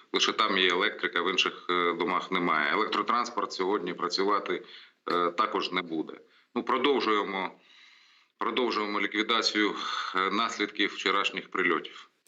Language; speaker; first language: Ukrainian; non-native, local second language; Russian